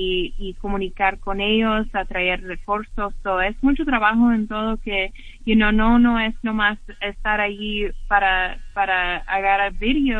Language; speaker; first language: Spanish; early bilingual, heritage; English